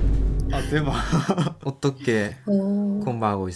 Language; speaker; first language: Korean; non-native, fluent; Japanese